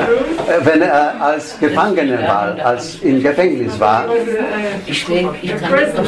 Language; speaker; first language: German; non-native, fluent; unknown